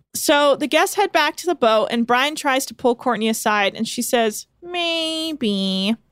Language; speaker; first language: English; native; English